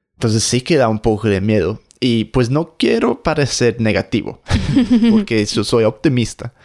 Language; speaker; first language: Spanish; non-native, fluent; English